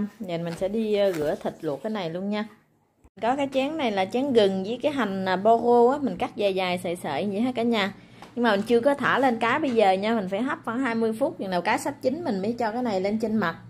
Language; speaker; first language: Vietnamese; native; Vietnamese